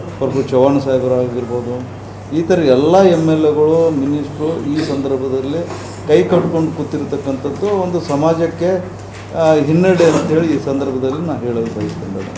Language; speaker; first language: Kannada; non-native, local second language; Lambadi